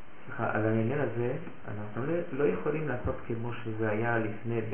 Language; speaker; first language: Hebrew; non-native, fluent; French